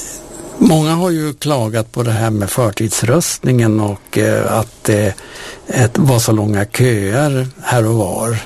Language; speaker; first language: Swedish; native; Swedish